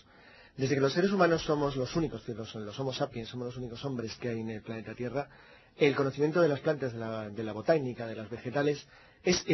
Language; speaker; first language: Spanish; native; Spanish